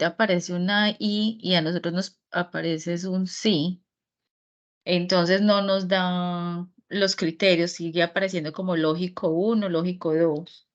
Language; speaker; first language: Spanish; native; Spanish